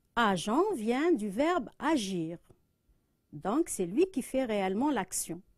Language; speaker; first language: French; non-native, local second language; Arabic